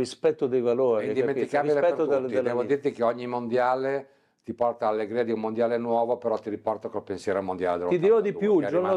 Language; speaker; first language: Italian; native; Italian